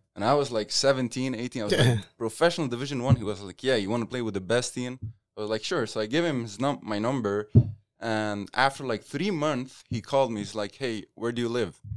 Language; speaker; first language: English; non-native, fluent; Arabic